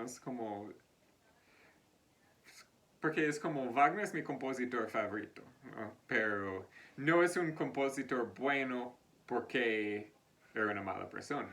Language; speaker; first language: Spanish; non-native, fluent; English